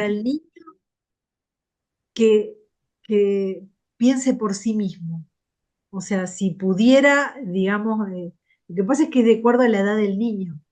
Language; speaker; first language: Spanish; native; Spanish